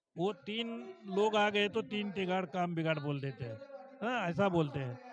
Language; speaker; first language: Hindi; non-native, local second language; Marathi